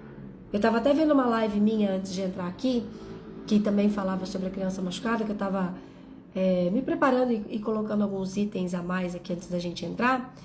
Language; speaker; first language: Portuguese; native; Portuguese